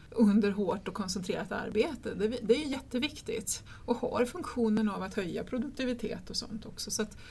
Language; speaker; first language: Swedish; native; Swedish